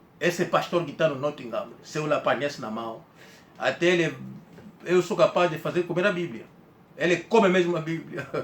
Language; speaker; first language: Portuguese; native; Portuguese